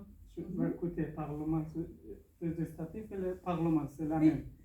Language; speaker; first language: French; non-native, learner; Persian